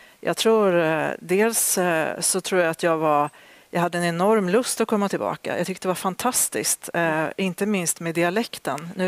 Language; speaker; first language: Swedish; native; Swedish